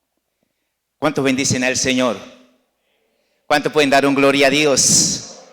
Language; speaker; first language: Spanish; native; Spanish